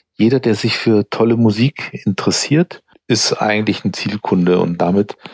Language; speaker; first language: German; non-native, fluent; English